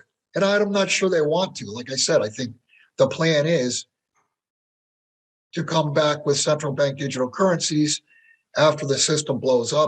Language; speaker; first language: English; native; English